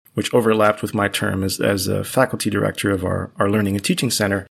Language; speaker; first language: English; early bilingual, other home language; Spanish